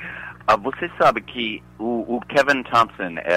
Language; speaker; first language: Portuguese; non-native, fluent; English